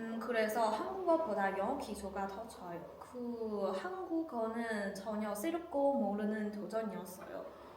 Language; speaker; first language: Korean; non-native, learner; Chinese